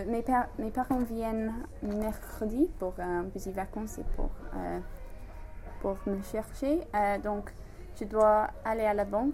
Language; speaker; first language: French; non-native, learner; English